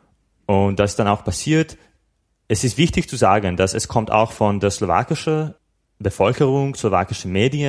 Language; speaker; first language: German; non-native, fluent; Slovak